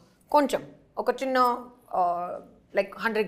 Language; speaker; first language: Telugu; non-native, fluent; Hindi